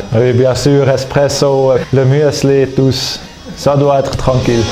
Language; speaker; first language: French; non-native, local second language; German